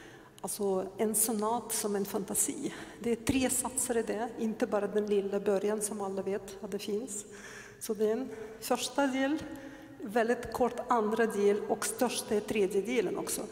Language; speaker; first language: Swedish; non-native, fluent; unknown